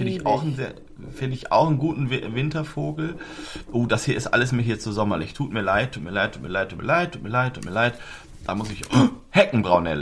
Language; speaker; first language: German; native; German